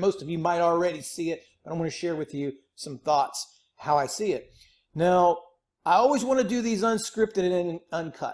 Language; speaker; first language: English; native; English